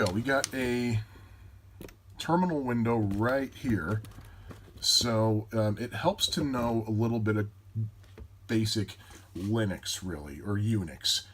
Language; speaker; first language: English; native; English